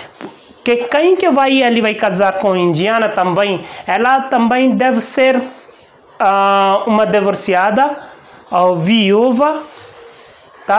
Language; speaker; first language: Portuguese; non-native, learner; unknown